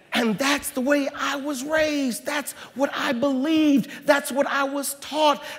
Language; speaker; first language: English; native; English